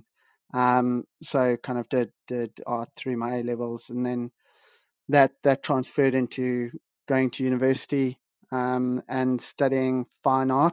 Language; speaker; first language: English; native; English